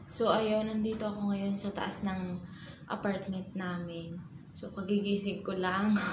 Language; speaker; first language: Filipino; native; Filipino